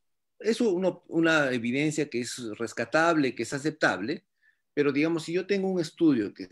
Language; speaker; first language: Spanish; native; Spanish